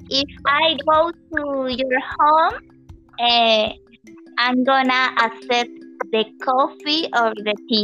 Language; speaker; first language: English; non-native, fluent; Spanish